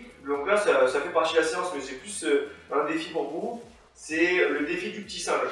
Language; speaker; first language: French; native; French